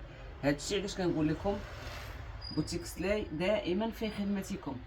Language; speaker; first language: Arabic; native; Arabic